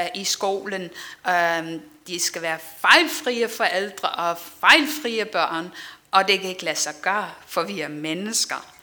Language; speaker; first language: Danish; non-native, fluent; Dutch